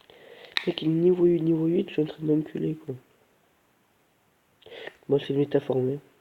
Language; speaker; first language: French; native; French